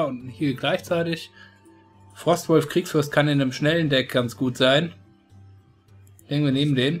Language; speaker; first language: German; native; German